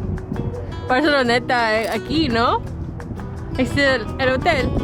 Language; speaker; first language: Spanish; non-native, learner; English